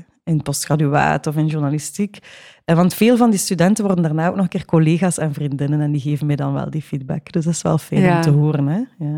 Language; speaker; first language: Dutch; native; Dutch